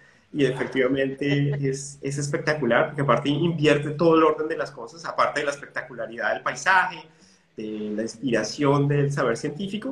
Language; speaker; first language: Spanish; native; Spanish